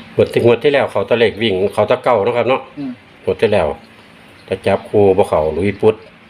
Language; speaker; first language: Thai; native; Thai